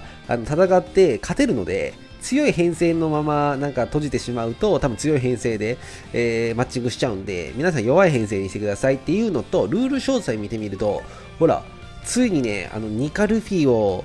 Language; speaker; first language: Japanese; native; Japanese